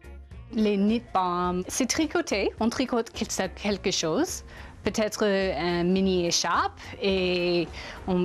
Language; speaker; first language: French; non-native, fluent; English